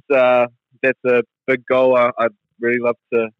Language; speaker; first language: English; native; English